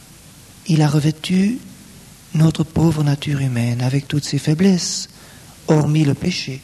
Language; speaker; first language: French; native; French